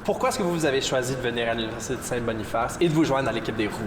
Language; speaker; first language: French; native; French